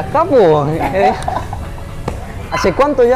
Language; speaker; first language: Spanish; non-native, fluent; Min Nan Chinese